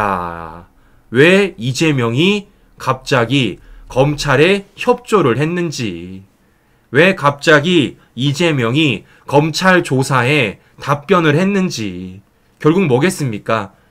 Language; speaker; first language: Korean; native; Korean